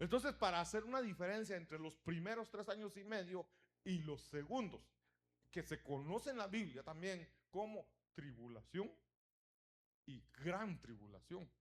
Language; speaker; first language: Spanish; native; Spanish